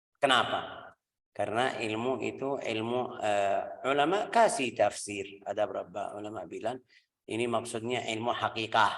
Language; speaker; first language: Indonesian; non-native, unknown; Arabic